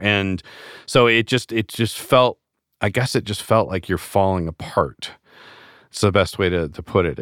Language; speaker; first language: English; native; English